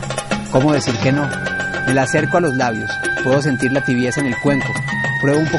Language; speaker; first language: Spanish; native; Spanish